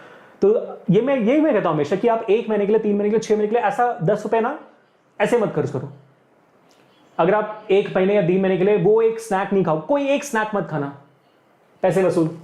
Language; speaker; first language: Hindi; native; Hindi